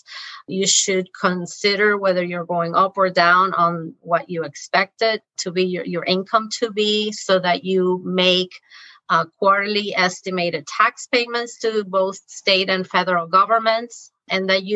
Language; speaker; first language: English; non-native, fluent; Spanish